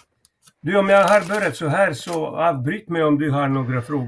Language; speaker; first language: Swedish; non-native, fluent; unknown